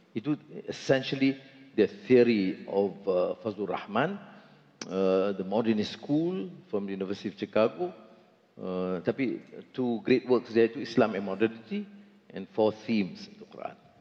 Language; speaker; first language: English; non-native, local second language; Malay